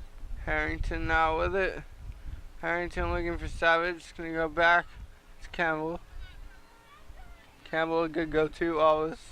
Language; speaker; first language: English; native; English